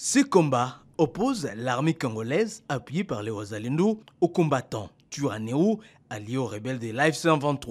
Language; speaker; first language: French; non-native, local second language; Lingala